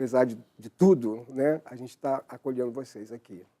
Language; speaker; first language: Portuguese; native; Portuguese